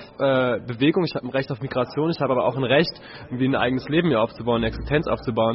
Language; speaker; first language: German; native; German